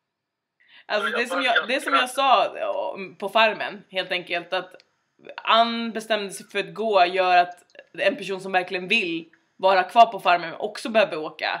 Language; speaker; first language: Swedish; native; Swedish